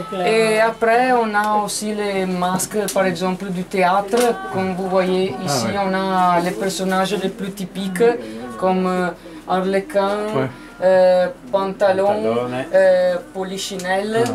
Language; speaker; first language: French; non-native, fluent; Italian